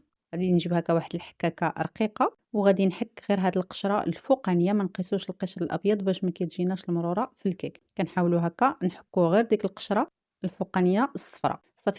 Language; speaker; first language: Arabic; native; Arabic